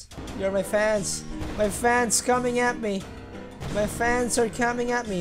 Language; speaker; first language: English; non-native, local second language; Filipino